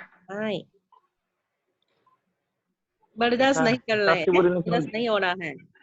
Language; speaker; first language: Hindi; non-native, fluent; Japanese